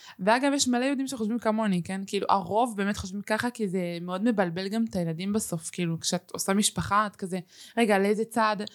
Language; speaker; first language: Hebrew; early bilingual, other home language; Spanish